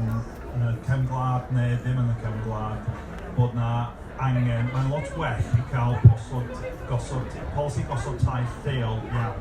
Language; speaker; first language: Welsh; non-native, local second language; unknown